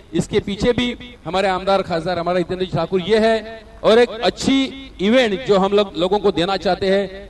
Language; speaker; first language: Hindi; non-native, local second language; Marathi